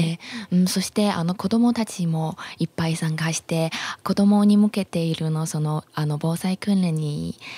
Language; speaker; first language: Japanese; non-native, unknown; Chinese